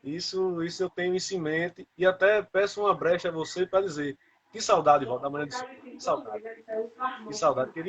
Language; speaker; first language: Portuguese; native; Portuguese